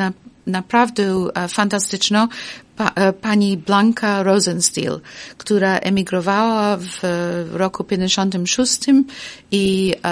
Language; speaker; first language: Polish; non-native, fluent; English